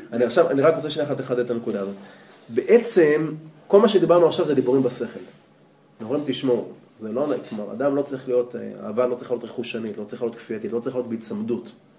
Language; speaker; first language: Hebrew; native; Hebrew